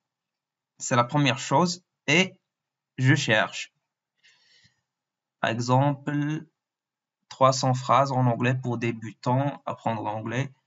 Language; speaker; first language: French; non-native, local second language; Arabic